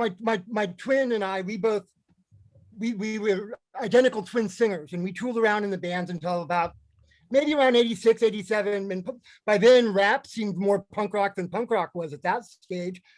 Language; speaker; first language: English; native; English